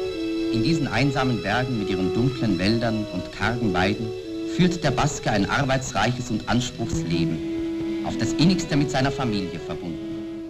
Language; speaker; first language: German; native; German